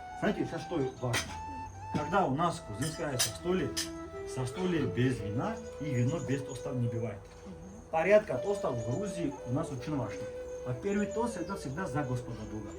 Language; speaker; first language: Russian; non-native, fluent; Georgian